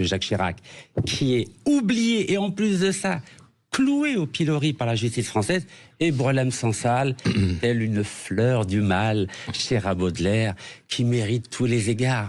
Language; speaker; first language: French; native; French